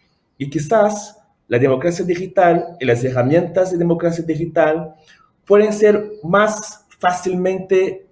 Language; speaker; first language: Spanish; non-native, local second language; Portuguese